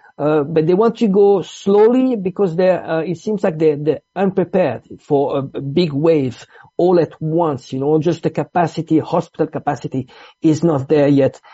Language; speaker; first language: English; non-native, fluent; Italian